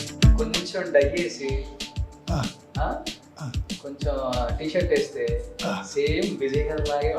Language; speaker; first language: Telugu; native; Telugu